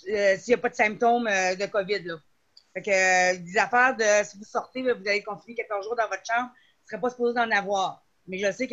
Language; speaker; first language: French; native; French